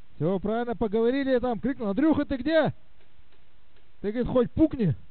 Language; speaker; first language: Russian; native; Russian